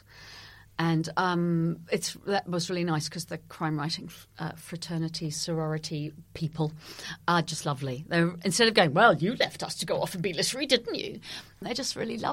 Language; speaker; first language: English; native; English